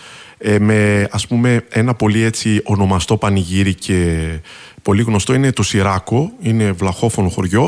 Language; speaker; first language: Greek; native; Greek